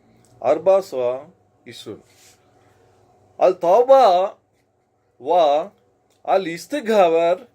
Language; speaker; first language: Arabic; non-native, learner; Telugu